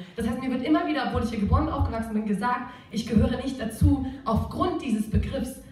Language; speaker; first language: German; non-native, local second language; Turkish